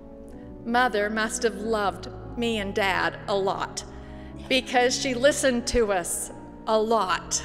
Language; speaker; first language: English; native; English